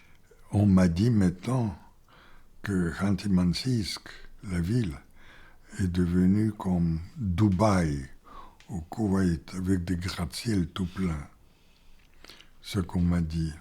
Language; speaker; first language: French; non-native, fluent; Bulgarian